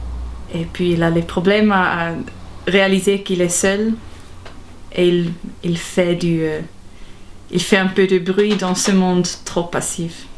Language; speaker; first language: French; non-native, local second language; German